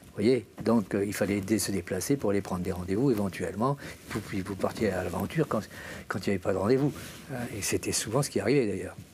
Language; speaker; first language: French; native; French